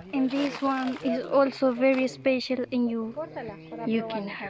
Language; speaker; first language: English; non-native, learner; Spanish